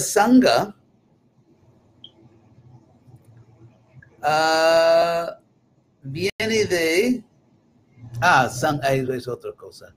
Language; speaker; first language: Spanish; non-native, fluent; English